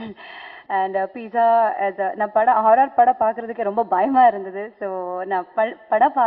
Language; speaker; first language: Tamil; non-native, learner; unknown